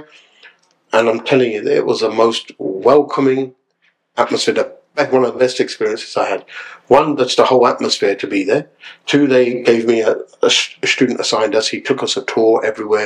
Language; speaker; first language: English; native; English